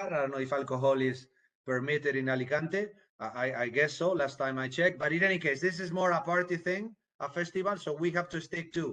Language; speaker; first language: English; non-native, fluent; Spanish